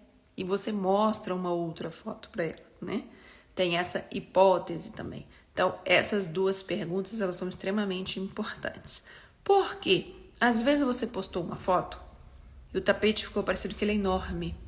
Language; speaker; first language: Portuguese; native; Portuguese